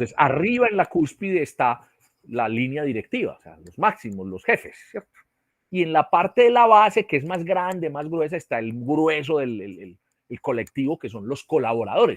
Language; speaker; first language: Spanish; native; Spanish